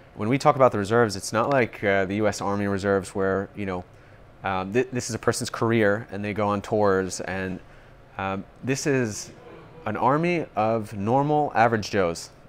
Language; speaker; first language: English; native; English